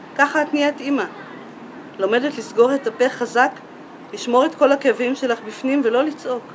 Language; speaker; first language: Hebrew; native; Hebrew